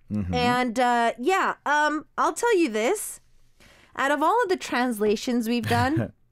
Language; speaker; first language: English; early bilingual, other home language; Korean